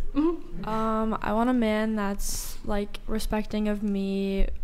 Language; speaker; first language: English; native; English